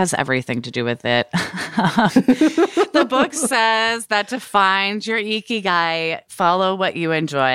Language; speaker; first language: English; native; English